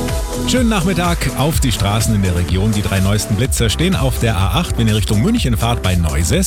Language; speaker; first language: German; native; German